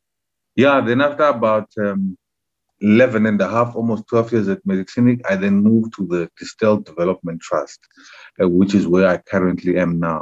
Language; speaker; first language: English; non-native, local second language; Xhosa